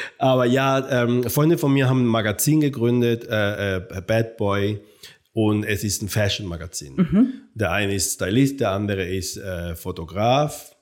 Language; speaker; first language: German; non-native, fluent; Spanish